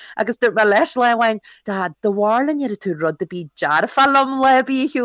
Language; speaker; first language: Irish; early bilingual, other home language; English